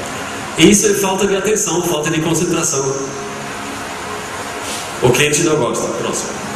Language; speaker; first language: Portuguese; non-native, fluent; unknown